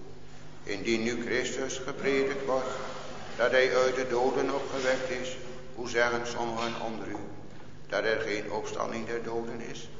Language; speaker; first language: Dutch; native; Dutch